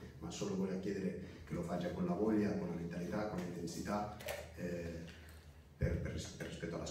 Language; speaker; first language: Italian; non-native, fluent; Spanish